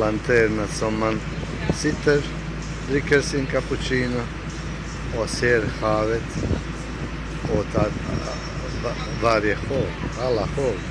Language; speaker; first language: Swedish; non-native, fluent; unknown